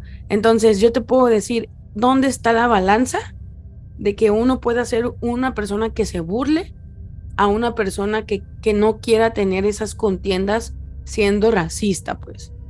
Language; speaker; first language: Spanish; native; Spanish